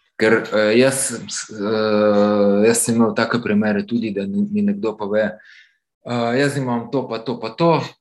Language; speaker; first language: Slovenian; non-native, fluent; Ukrainian